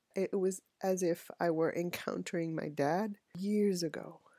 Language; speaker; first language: English; native; English